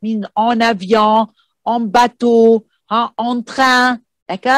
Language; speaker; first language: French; non-native, fluent; Arabic